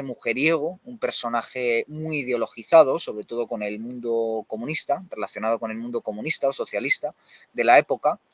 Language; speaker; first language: Spanish; native; Spanish